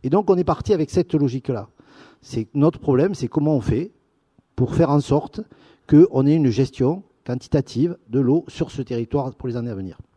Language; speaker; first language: French; native; French